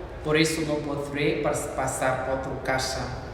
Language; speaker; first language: Spanish; non-native, learner; English